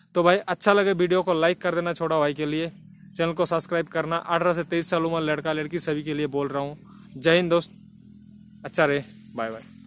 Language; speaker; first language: Hindi; non-native, local second language; Bangla